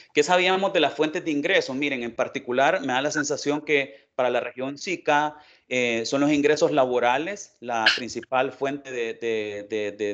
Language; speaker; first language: Spanish; native; Spanish